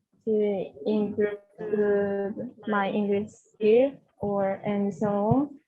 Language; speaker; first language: English; non-native, learner; Japanese